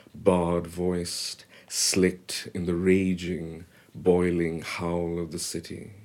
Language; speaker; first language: English; non-native, local second language; Bangla